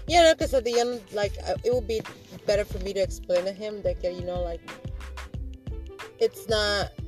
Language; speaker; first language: English; early bilingual, other home language; Spanish